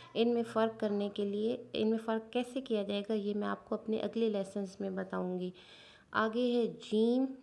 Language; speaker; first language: Urdu; native; Urdu